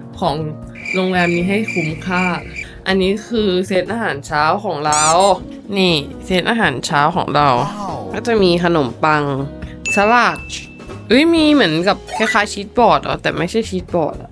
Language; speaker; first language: Thai; native; Thai